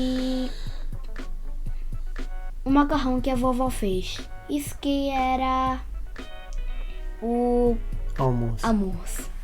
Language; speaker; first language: Portuguese; early bilingual, heritage; Portuguese